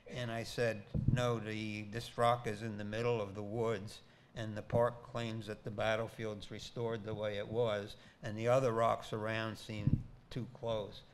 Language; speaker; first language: English; native; English